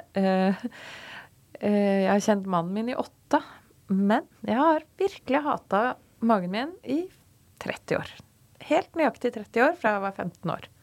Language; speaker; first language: Norwegian; native; Norwegian